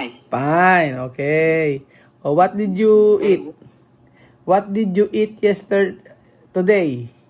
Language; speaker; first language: English; non-native, local second language; Filipino